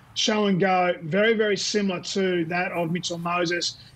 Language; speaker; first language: English; native; English